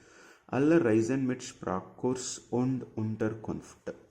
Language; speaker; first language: German; non-native, fluent; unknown